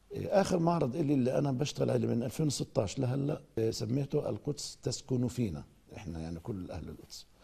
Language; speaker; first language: Arabic; native; Arabic